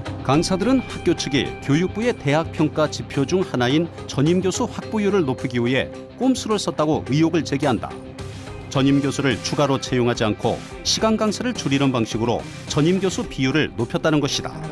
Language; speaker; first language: Korean; native; Korean